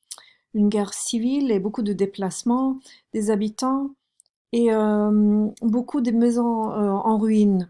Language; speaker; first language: French; non-native, fluent; German